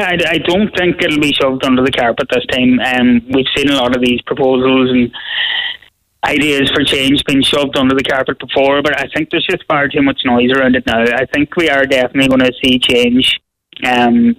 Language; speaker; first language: English; native; English